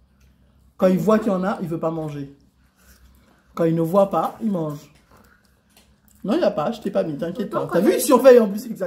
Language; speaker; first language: French; native; French